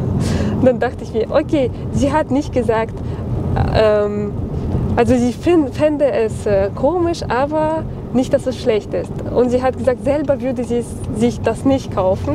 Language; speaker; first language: German; early bilingual, other home language; Russian